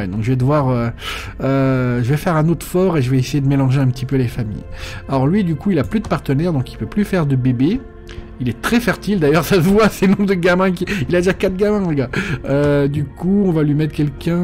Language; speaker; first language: French; native; French